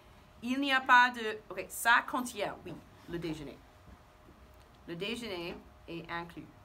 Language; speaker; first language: French; non-native, fluent; English